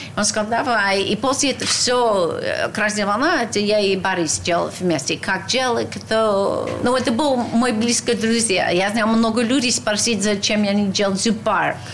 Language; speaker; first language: Russian; non-native, learner; English